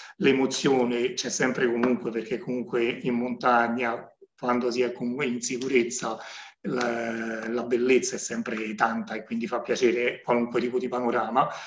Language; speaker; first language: Italian; native; Italian